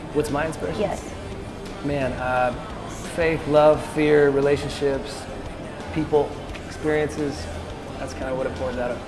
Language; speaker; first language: English; native; English